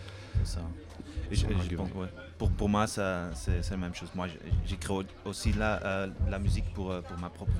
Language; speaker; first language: French; non-native, fluent; Dutch